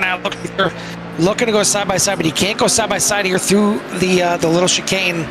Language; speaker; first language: English; native; English